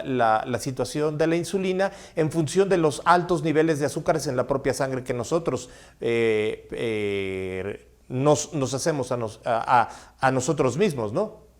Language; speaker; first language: Spanish; native; Spanish